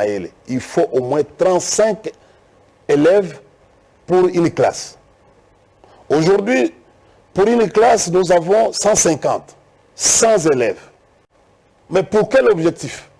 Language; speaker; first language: French; non-native, local second language; Lingala